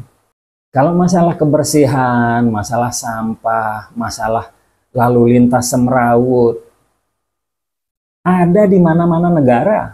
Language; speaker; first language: Indonesian; native; Indonesian